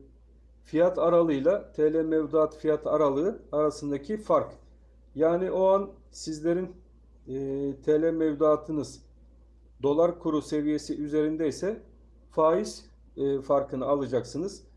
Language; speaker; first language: Turkish; native; Turkish